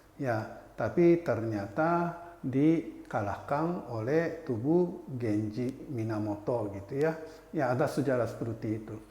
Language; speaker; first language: Indonesian; non-native, fluent; Japanese